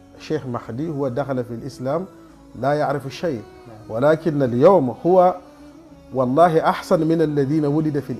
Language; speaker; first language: Arabic; non-native, fluent; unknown